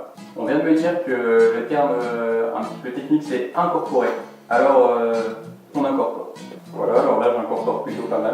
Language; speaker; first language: French; native; French